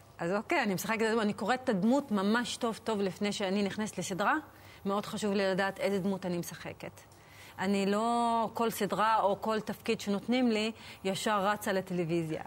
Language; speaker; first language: Hebrew; non-native, local second language; Arabic